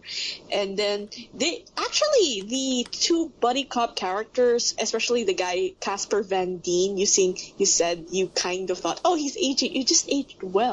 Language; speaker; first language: English; non-native, local second language; Filipino